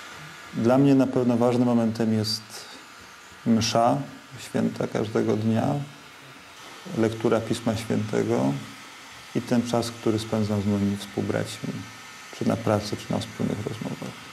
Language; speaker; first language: Polish; native; Polish